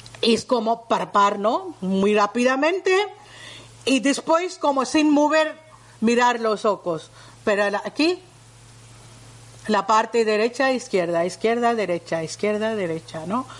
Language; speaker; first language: Spanish; non-native, learner; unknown